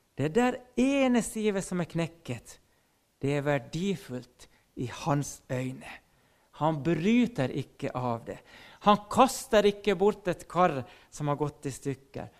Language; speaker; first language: Norwegian; non-native, fluent; Finnish